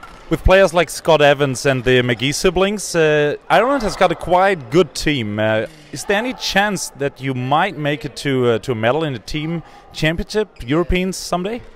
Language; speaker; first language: English; non-native, fluent; German